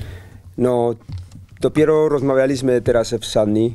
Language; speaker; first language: Polish; non-native, learner; Spanish